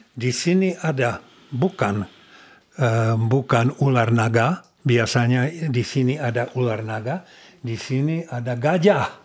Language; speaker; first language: Indonesian; non-native, fluent; Czech